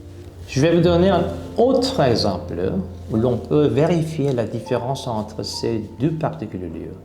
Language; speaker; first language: French; non-native, fluent; Korean